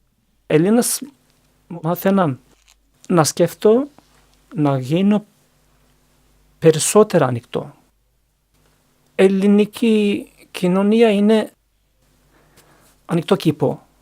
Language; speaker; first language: Greek; non-native, learner; Turkish